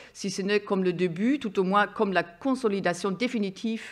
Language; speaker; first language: French; non-native, fluent; German